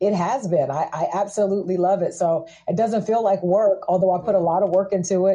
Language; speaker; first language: English; native; English